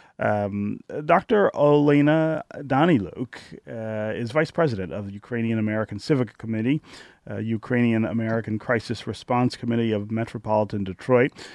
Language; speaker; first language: English; native; English